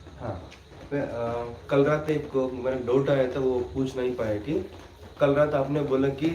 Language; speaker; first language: Hindi; non-native, local second language; Kannada